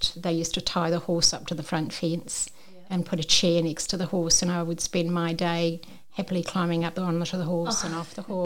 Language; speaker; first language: English; native; English